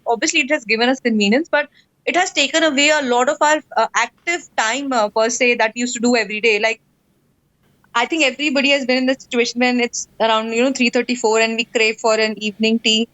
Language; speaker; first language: English; non-native, local second language; Hindi